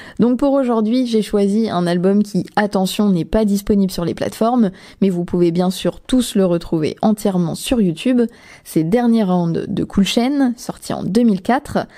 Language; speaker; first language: French; native; French